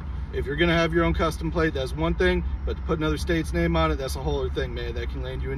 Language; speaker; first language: English; native; English